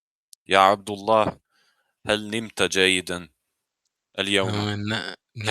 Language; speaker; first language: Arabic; non-native, learner; Serbian